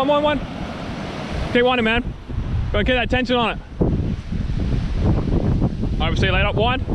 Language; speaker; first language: English; native; English